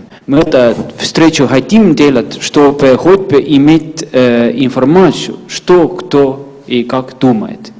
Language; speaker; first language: Russian; non-native, fluent; Estonian